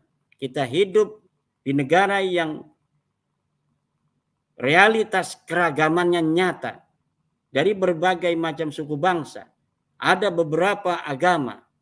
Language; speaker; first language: Indonesian; native; Indonesian